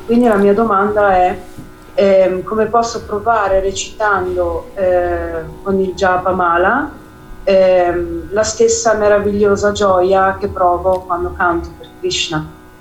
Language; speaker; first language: Italian; native; Italian